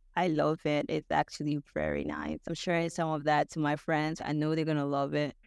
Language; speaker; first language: English; non-native, local second language; Yoruba